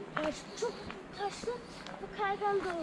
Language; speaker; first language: Turkish; early bilingual, heritage; Turkish